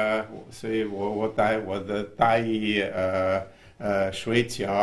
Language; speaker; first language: Chinese; non-native, fluent; German